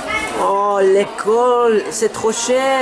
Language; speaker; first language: French; non-native, learner; English